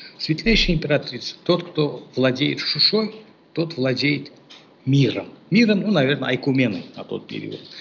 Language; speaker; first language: Russian; non-native, local second language; Azerbaijani